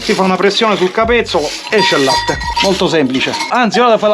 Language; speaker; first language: Italian; native; Italian